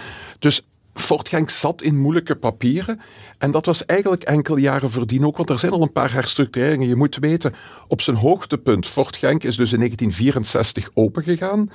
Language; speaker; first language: Dutch; native; Dutch